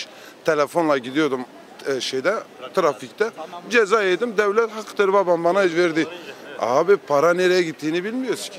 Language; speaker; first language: Turkish; native; Turkish